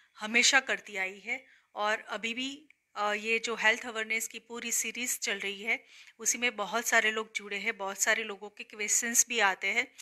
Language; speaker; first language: Hindi; non-native, local second language; Gujarati